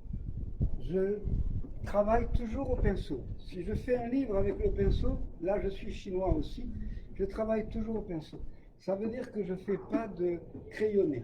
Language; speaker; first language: French; native; French